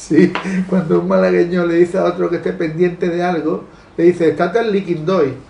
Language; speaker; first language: Spanish; native; Spanish